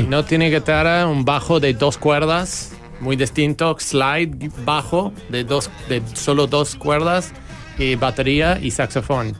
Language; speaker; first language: Spanish; non-native, fluent; English